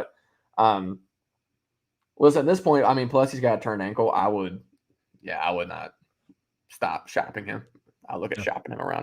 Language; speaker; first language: English; native; English